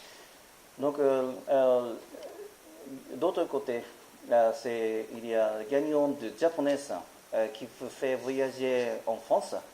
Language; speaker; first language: French; non-native, learner; Japanese